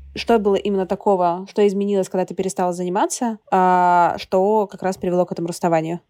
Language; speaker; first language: Russian; native; Russian